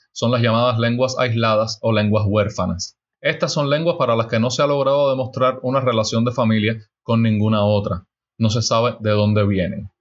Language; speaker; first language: Spanish; native; Spanish